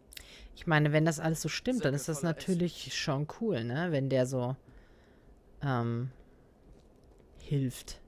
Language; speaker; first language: German; native; German